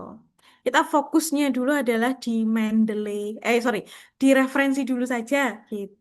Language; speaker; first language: Indonesian; native; Indonesian